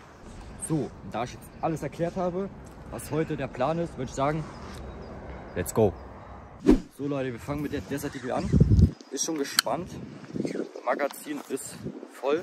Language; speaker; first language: German; native; German